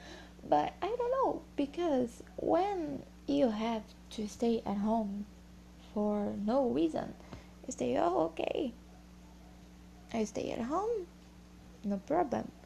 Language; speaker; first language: English; non-native, learner; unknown